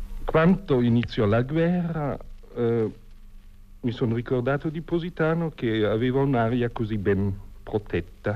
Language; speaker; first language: Italian; non-native, fluent; German